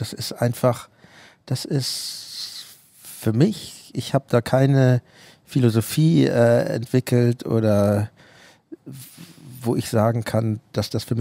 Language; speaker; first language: German; native; German